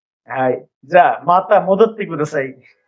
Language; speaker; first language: Japanese; non-native, fluent; Bangla